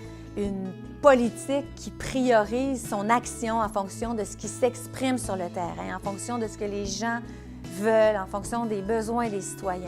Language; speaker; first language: French; native; French